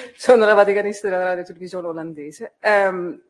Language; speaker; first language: Italian; non-native, fluent; Dutch